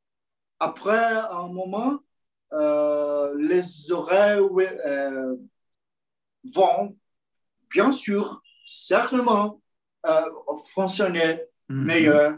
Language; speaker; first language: French; non-native, learner; Portuguese